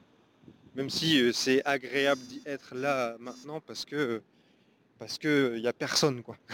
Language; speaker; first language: French; native; French